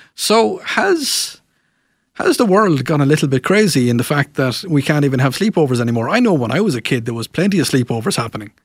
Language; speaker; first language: English; non-native, local second language; Irish